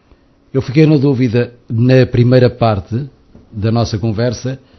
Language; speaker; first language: Portuguese; native; Portuguese